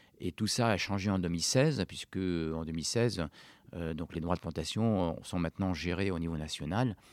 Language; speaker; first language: French; non-native, local second language; Arabic